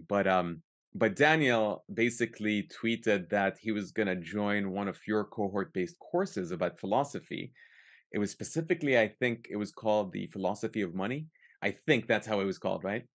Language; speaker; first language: English; early bilingual, other home language; Arabic